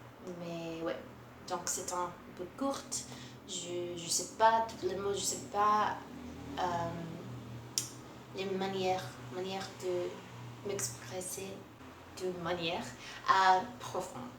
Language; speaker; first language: French; non-native, learner; Portuguese